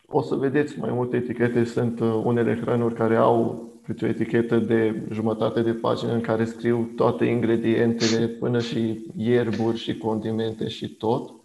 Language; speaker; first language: Romanian; non-native, local second language; Hungarian